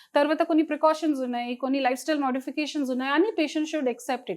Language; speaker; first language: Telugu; non-native, fluent; Hindi